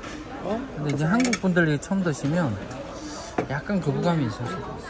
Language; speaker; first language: Korean; native; Korean